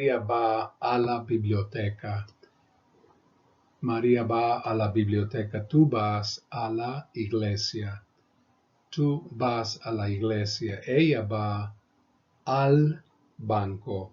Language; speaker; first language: Spanish; non-native, fluent; English